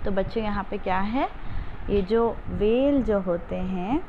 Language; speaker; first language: Hindi; non-native, local second language; Kannada